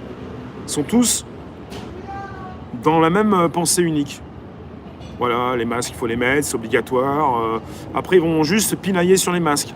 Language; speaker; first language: French; native; French